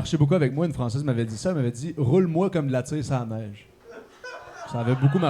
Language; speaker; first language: French; native; French